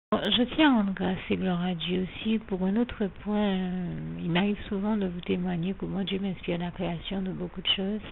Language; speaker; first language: French; native; French